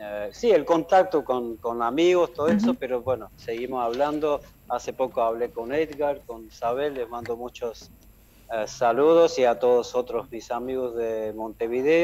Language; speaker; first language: Spanish; non-native, fluent; Armenian